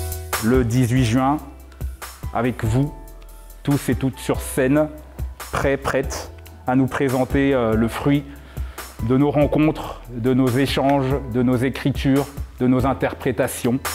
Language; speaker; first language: French; native; French